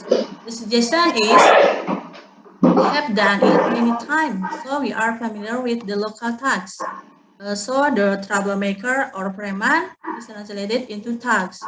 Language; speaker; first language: English; non-native, learner; Indonesian